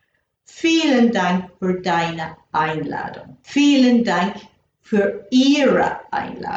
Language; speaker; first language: German; non-native, fluent; English